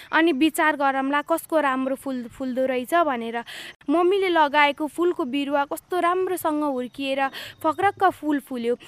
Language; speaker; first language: Nepali; native; Nepali